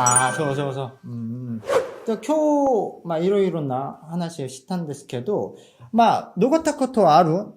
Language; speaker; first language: Japanese; non-native, fluent; Korean